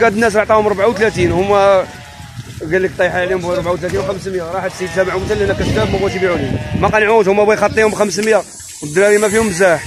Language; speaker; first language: Arabic; native; Arabic